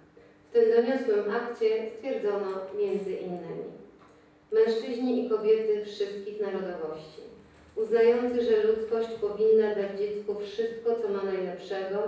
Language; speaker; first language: Polish; native; Polish